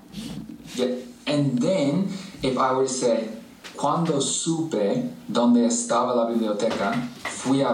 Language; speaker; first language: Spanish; non-native, fluent; English